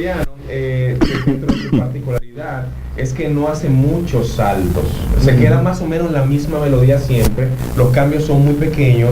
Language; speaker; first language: Spanish; native; Spanish